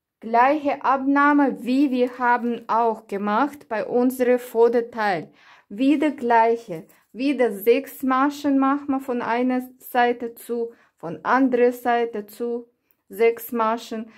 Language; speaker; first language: German; non-native, learner; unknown